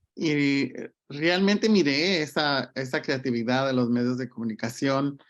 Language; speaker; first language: Spanish; early bilingual, other home language; English